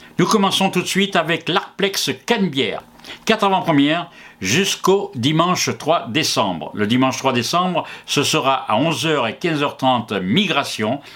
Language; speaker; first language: French; native; French